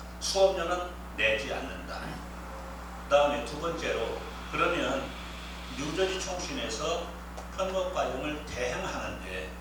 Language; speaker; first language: Korean; native; Korean